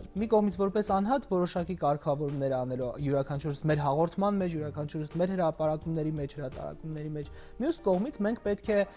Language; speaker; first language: Armenian; native; Armenian